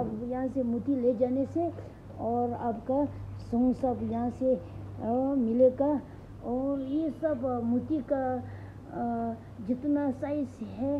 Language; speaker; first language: Hindi; non-native, local second language; Tibetan